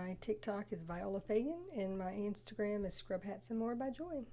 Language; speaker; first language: English; native; English